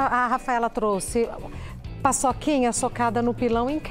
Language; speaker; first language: Portuguese; native; Portuguese